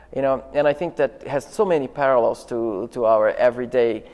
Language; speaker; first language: English; non-native, fluent; Portuguese